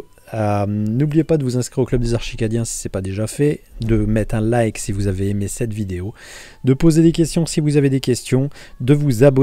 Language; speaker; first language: French; native; French